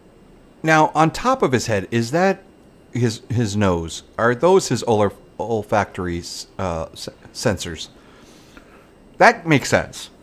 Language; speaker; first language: English; native; English